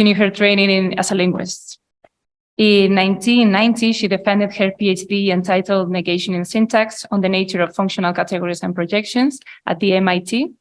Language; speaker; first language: English; non-native, fluent; Basque